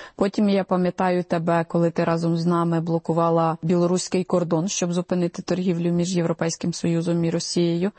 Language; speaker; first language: Ukrainian; native; Ukrainian